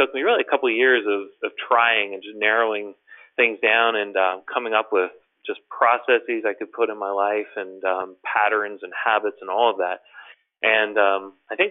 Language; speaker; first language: English; native; English